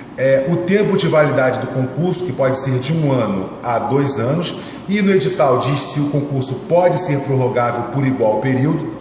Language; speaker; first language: Portuguese; native; Portuguese